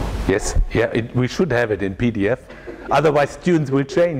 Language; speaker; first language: English; non-native, fluent; German